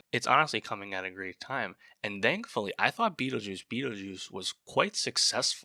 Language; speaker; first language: English; native; English